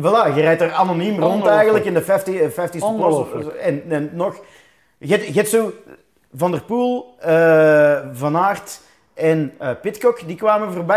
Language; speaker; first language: Dutch; native; Dutch